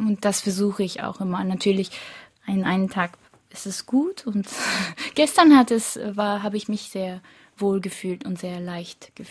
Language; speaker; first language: German; early bilingual, other home language; Korean